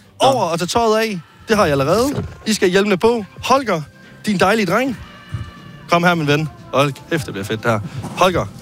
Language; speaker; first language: Danish; native; Danish